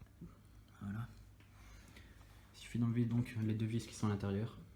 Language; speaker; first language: French; native; French